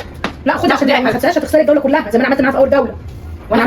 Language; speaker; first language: Arabic; native; Arabic